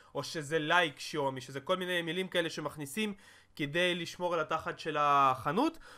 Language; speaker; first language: Hebrew; native; Hebrew